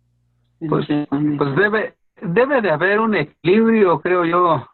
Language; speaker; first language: Spanish; native; Spanish